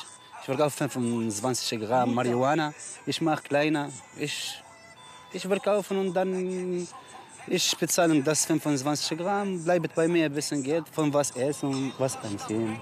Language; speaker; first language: German; non-native, learner; Arabic